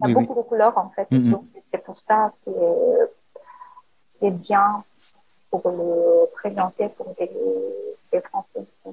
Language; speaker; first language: French; non-native, learner; Korean